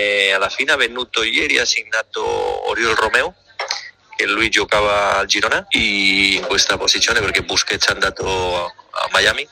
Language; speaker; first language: Italian; non-native, learner; Spanish